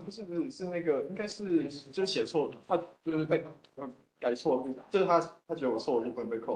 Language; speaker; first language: Chinese; native; Chinese